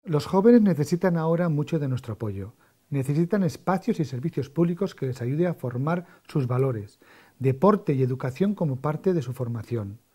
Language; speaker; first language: Spanish; non-native, local second language; Catalan